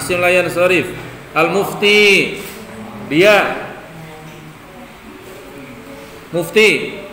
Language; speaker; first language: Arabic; non-native, fluent; Indonesian